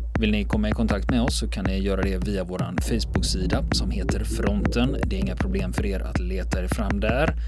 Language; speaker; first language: Swedish; native; Swedish